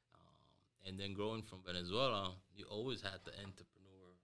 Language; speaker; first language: English; early bilingual, other home language; Spanish